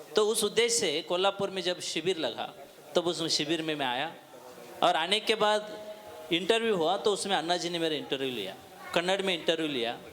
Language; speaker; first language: Hindi; non-native, local second language; Kannada